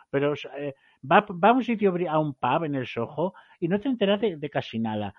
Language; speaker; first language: Spanish; native; Spanish